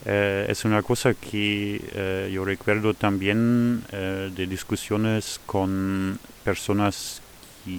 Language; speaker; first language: Spanish; non-native, fluent; Luxembourgish